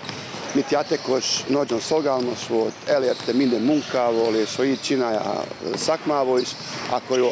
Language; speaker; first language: Hungarian; non-native, learner; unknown